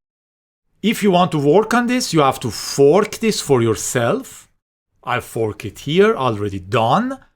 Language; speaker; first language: English; non-native, fluent; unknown